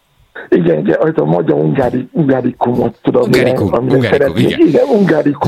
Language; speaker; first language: Hungarian; non-native, fluent; Yoruba